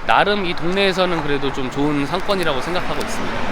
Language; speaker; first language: Korean; native; Korean